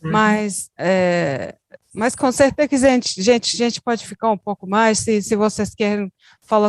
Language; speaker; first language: Portuguese; non-native, learner; Turkish